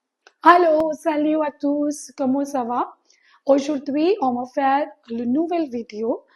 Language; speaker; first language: French; non-native, fluent; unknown